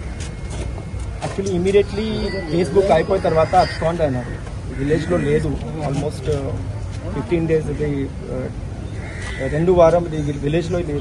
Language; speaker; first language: Telugu; non-native, learner; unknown